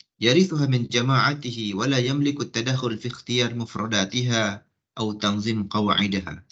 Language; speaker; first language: Arabic; non-native, fluent; Malay